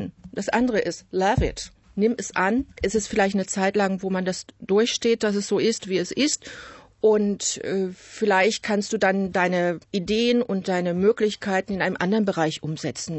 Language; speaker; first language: German; native; German